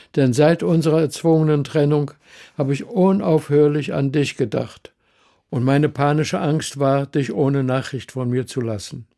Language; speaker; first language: German; native; German